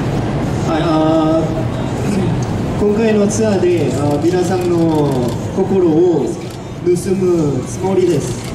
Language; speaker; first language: Japanese; non-native, learner; Korean